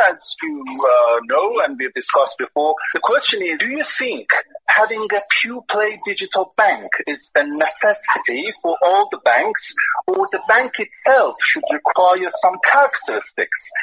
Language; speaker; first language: English; non-native, fluent; Persian